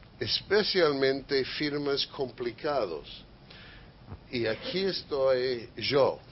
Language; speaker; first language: Spanish; non-native, fluent; English